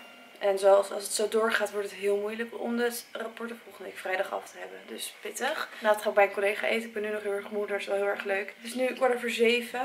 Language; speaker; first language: Dutch; native; Dutch